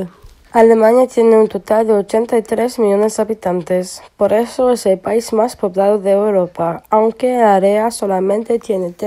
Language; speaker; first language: Spanish; non-native, learner; German